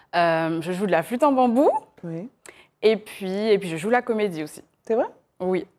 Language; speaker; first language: French; native; French